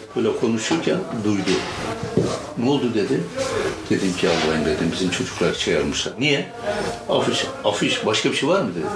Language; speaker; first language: Turkish; native; Turkish